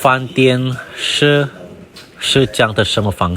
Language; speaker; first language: Chinese; non-native, fluent; Indonesian